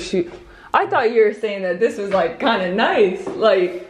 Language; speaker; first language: English; native; English